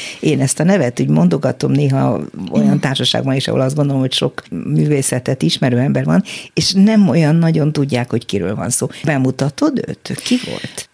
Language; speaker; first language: Hungarian; native; Hungarian